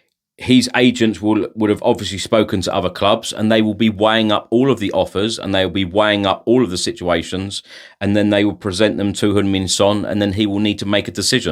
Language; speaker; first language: English; native; English